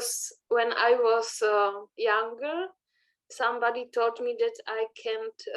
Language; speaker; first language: English; non-native, learner; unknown